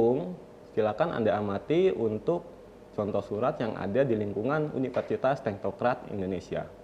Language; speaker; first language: Indonesian; native; Indonesian